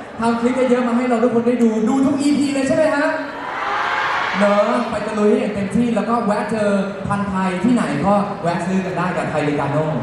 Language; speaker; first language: Thai; native; Thai